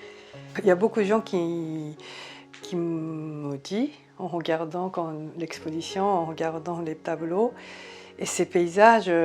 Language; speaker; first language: French; non-native, fluent; Japanese